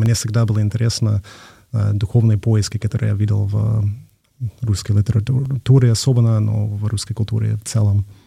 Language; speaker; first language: Russian; non-native, fluent; English